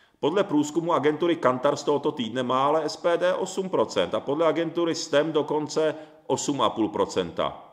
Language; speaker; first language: Czech; early bilingual, other home language; Japanese